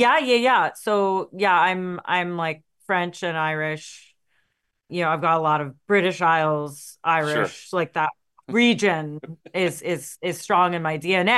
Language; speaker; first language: English; native; English